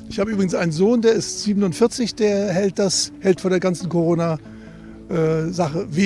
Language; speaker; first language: German; native; German